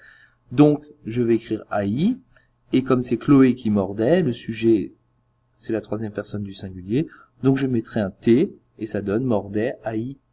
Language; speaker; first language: French; native; French